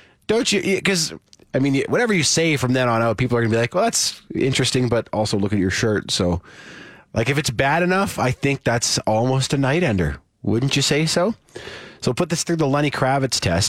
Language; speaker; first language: English; native; English